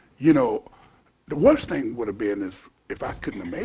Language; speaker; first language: English; native; English